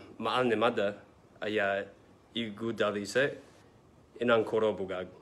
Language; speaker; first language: Somali; non-native, learner; English